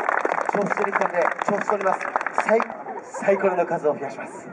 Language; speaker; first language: Japanese; native; Japanese